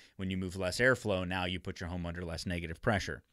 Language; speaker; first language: English; native; English